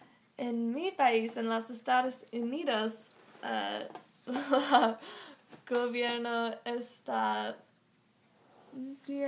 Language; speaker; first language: Spanish; non-native, learner; English